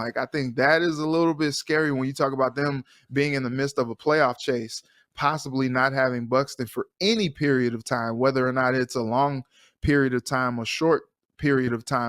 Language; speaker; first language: English; native; English